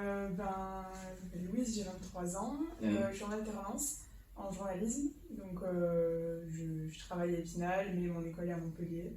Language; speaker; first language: French; native; French